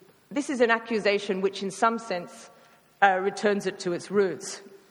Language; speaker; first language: English; native; English